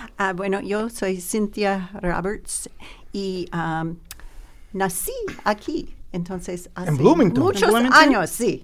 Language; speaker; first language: Spanish; non-native, learner; English